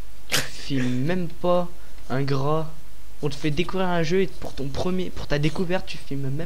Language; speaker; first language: French; native; French